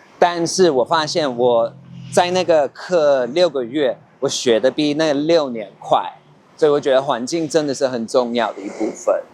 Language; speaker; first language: Chinese; non-native, fluent; English